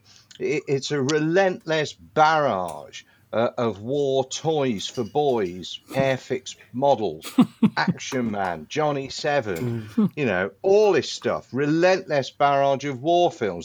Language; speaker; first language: English; native; English